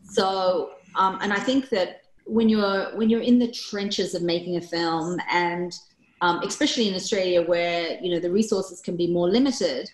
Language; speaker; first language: English; early bilingual, other home language; Korean